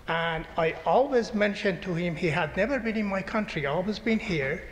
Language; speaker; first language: English; non-native, fluent; Persian